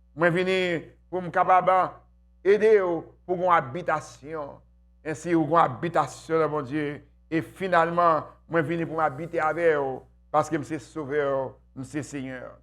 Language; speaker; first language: French; non-native, local second language; Haitian Creole